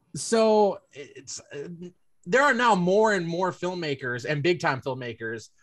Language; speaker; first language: English; native; English